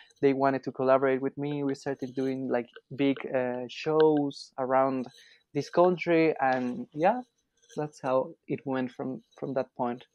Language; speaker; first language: English; non-native, fluent; Spanish